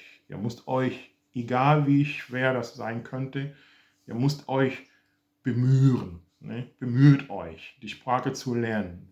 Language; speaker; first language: German; non-native, fluent; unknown